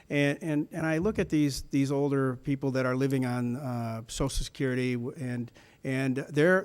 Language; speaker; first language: English; early bilingual, other home language; German